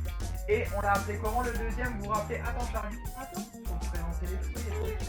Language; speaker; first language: French; native; French